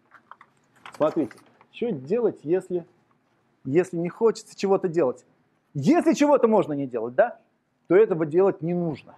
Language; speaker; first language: Russian; native; Russian